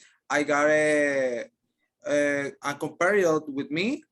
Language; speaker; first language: English; non-native, learner; Spanish